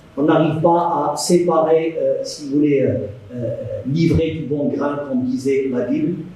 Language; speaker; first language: French; non-native, local second language; Arabic